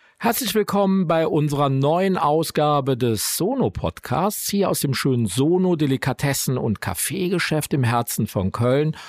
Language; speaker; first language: German; native; German